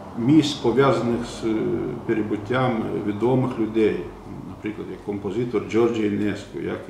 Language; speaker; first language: Ukrainian; non-native, local second language; Romanian